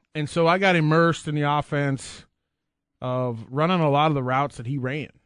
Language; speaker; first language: English; native; English